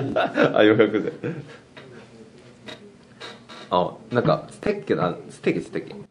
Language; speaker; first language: Japanese; non-native, fluent; Korean